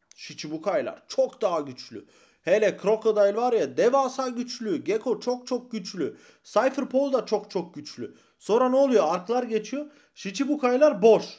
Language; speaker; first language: Turkish; early bilingual, heritage; Turkish